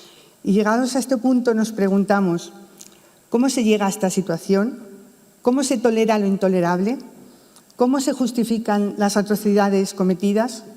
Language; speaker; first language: Spanish; native; Spanish